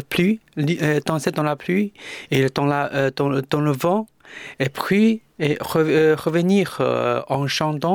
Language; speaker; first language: French; non-native, learner; Chinese